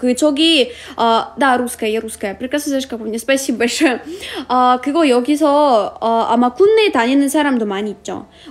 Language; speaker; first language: Korean; non-native, fluent; Russian